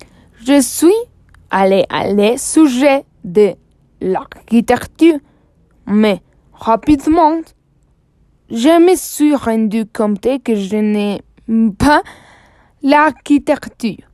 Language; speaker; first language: French; non-native, learner; Spanish